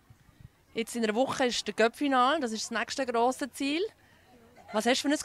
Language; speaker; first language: German; native; German